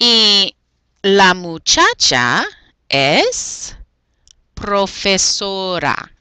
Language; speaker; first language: Spanish; non-native, fluent; English